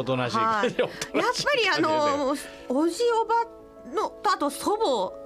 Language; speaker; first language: Japanese; native; Japanese